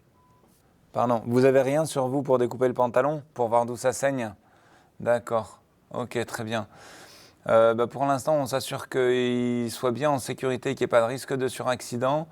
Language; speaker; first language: French; native; French